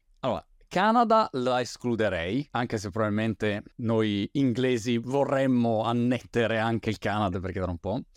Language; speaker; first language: Italian; native; Italian